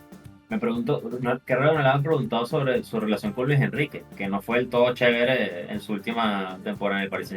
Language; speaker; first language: Spanish; native; Spanish